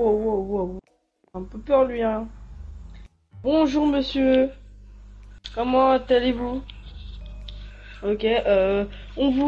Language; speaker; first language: French; native; French